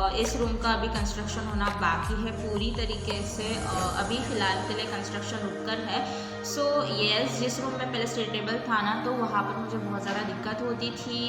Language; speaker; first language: Hindi; non-native, local second language; Marathi